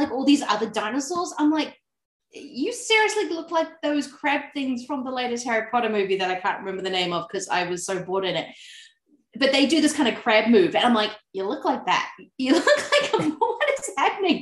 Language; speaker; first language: English; native; English